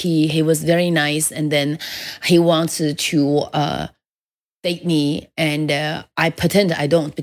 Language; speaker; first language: English; non-native, fluent; Chinese